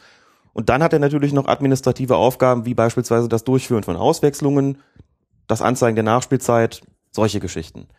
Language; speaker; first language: German; native; German